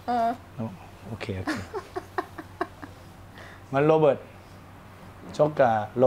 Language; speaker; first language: Thai; native; Thai